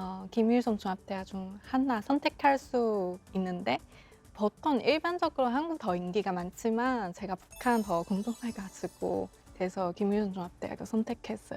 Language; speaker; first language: Korean; non-native, local second language; Chinese